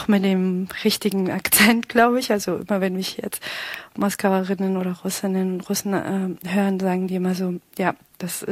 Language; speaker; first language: German; early bilingual, other home language; Pashto